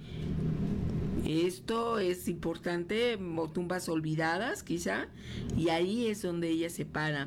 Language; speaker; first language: Spanish; native; Spanish